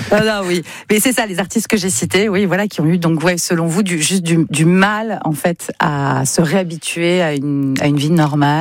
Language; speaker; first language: French; native; French